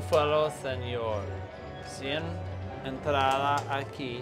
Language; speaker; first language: Spanish; non-native, learner; English